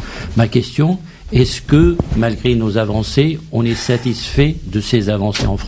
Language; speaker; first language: French; native; French